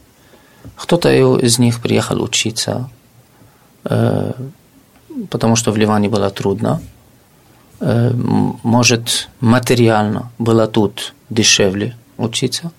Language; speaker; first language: Russian; non-native, fluent; Arabic